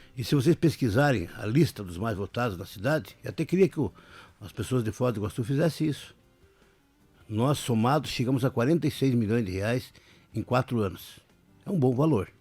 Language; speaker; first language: Portuguese; native; Portuguese